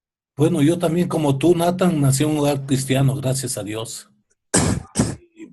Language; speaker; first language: Spanish; native; Spanish